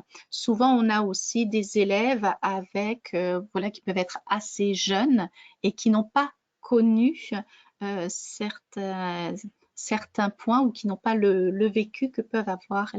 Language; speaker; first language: French; native; French